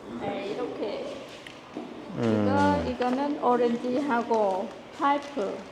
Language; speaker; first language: Korean; non-native, learner; Vietnamese